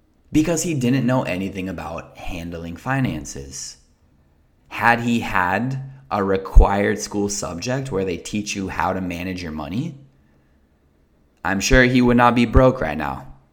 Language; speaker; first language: English; native; English